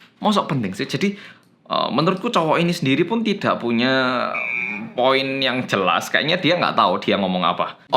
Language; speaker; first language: Indonesian; non-native, fluent; Korean